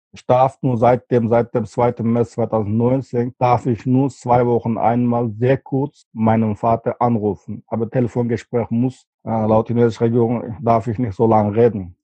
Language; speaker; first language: German; non-native, fluent; Uyghur